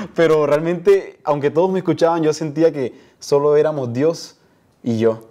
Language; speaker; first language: Spanish; native; Spanish